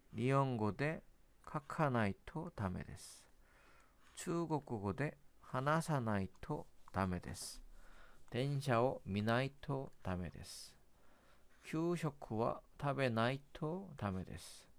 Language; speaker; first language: Japanese; non-native, learner; Korean